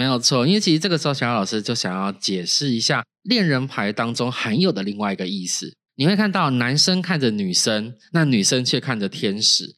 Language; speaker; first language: Chinese; native; Chinese